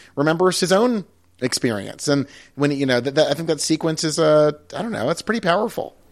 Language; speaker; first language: English; native; English